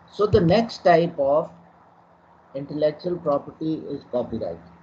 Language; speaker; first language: English; non-native, local second language; Urdu